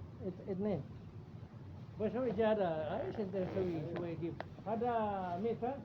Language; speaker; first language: Arabic; non-native, learner; Filipino